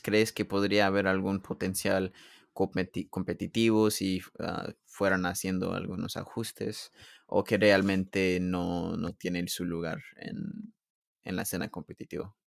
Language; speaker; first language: Spanish; early bilingual, heritage; Spanish